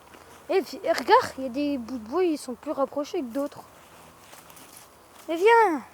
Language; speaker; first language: French; native; French